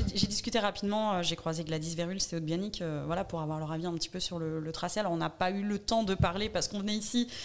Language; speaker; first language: French; native; French